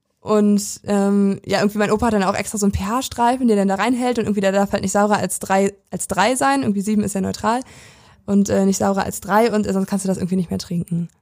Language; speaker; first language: German; native; German